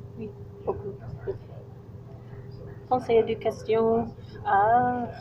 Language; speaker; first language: French; non-native, learner; English